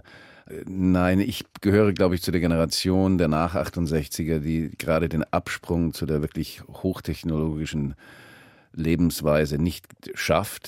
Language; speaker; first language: German; early bilingual, heritage; German